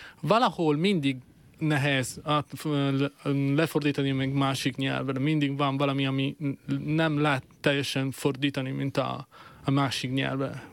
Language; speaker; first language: Hungarian; non-native, fluent; Italian